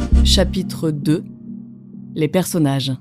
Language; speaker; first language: French; native; French